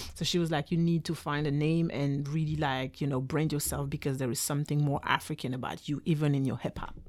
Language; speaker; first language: English; non-native, fluent; French